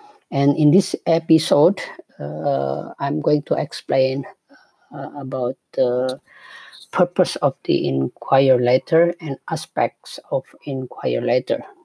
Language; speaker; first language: English; non-native, fluent; Indonesian